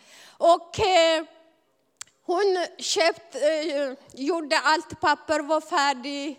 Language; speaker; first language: Swedish; non-native, fluent; Amharic